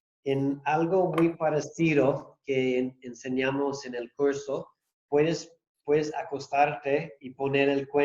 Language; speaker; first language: Spanish; non-native, fluent; English